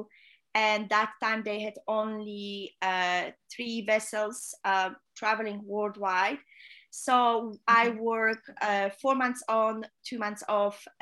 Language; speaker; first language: English; non-native, fluent; Polish